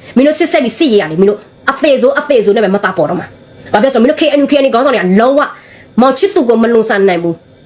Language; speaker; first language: Burmese; non-native, local second language; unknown